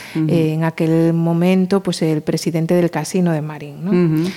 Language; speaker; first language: Spanish; native; Spanish